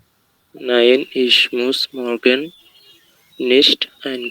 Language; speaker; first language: German; non-native, learner; Bangla